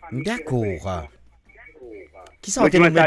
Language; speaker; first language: French; non-native, local second language; Morisyen